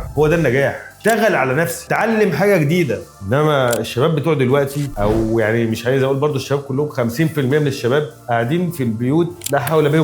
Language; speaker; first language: Arabic; native; Arabic